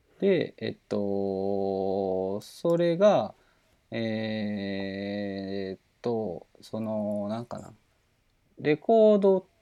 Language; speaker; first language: Japanese; native; Japanese